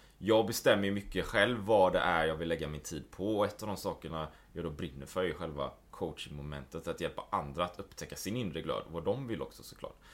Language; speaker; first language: Swedish; native; Swedish